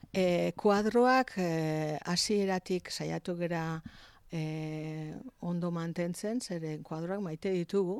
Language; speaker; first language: Basque; native; Basque